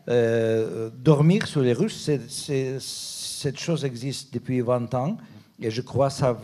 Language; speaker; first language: French; non-native, fluent; Ukrainian